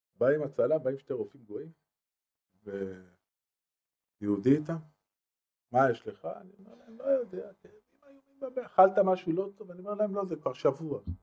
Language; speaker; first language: Hebrew; non-native, fluent; French